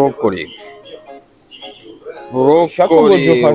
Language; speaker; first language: Japanese; native; Japanese